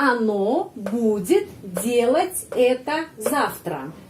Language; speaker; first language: Russian; non-native, fluent; Indonesian